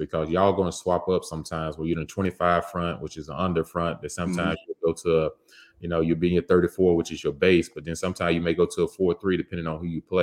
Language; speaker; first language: English; native; English